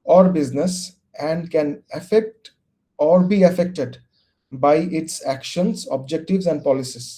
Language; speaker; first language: English; non-native, local second language; Bangla